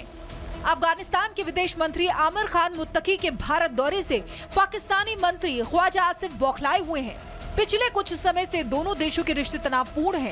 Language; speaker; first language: Hindi; native; Hindi